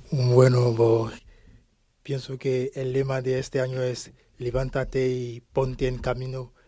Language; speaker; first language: Spanish; non-native, learner; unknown